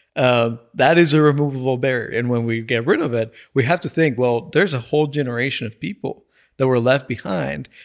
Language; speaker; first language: English; non-native, fluent; Spanish